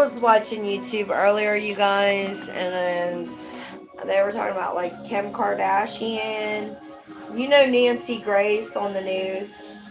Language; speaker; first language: English; native; English